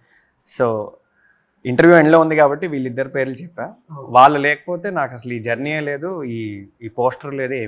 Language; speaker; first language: Telugu; native; Telugu